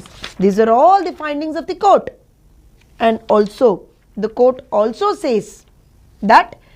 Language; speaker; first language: English; non-native, local second language; Telugu